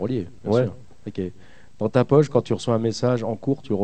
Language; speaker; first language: French; native; French